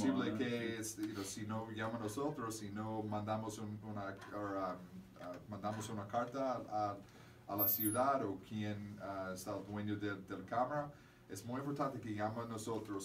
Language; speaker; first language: Spanish; non-native, learner; English